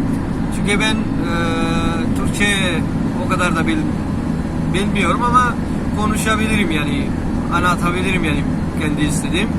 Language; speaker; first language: Turkish; non-native, learner; Urdu